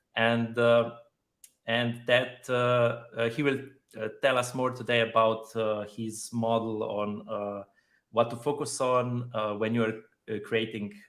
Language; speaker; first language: English; non-native, fluent; Slovenian